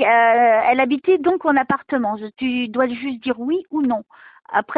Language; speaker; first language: French; native; French